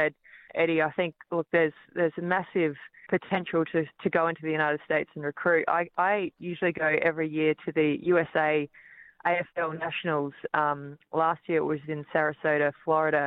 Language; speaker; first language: English; native; English